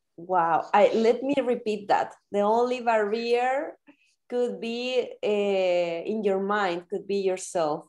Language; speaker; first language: English; non-native, fluent; Spanish